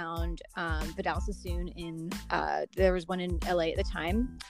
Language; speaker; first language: English; native; English